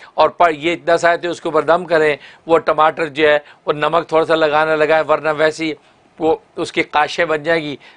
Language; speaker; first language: Urdu; native; Urdu